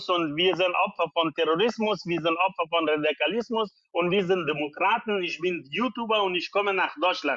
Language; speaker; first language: German; non-native, fluent; Persian